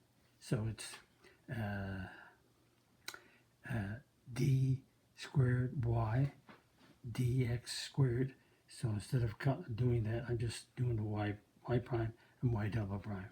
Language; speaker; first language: English; native; English